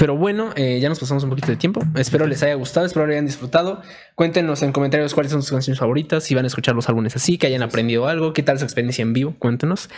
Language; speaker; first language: Spanish; native; Spanish